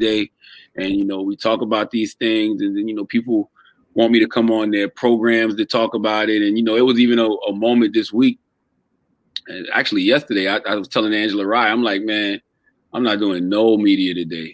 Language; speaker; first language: English; native; English